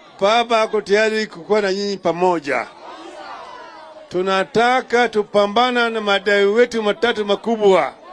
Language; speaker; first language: Swahili; non-native, local second language; Luo (Kenya and Tanzania)